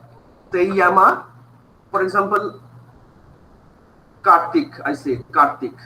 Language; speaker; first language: Spanish; non-native, fluent; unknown